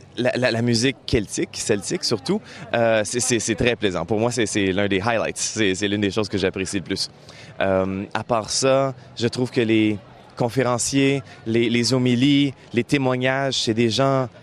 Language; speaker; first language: French; native; French